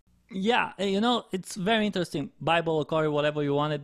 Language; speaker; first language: English; non-native, fluent; Romanian